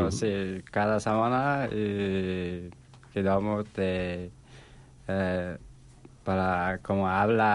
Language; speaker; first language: Spanish; non-native, learner; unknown